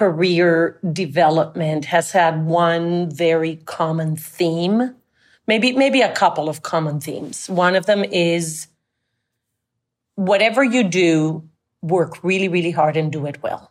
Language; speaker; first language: English; non-native, fluent; Spanish